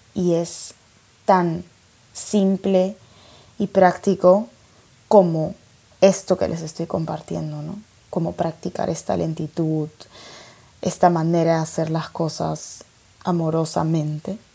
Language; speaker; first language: Spanish; native; Spanish